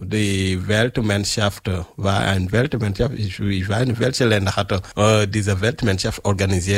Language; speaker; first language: German; non-native, learner; French